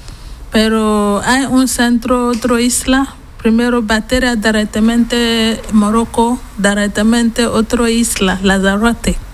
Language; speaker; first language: Spanish; non-native, learner; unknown